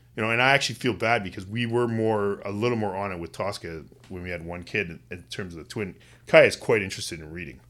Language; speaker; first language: English; native; English